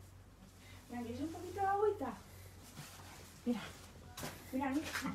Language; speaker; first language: Spanish; native; Spanish